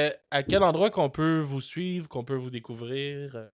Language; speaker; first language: French; native; French